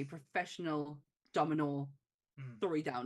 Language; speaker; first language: English; native; English